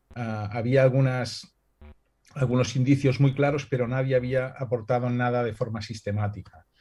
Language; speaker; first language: Spanish; non-native, local second language; Catalan